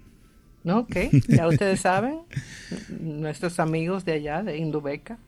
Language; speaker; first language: Spanish; native; Spanish